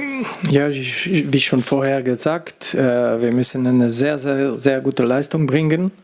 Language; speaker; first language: German; non-native, fluent; French